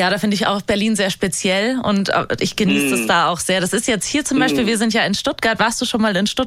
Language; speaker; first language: German; native; German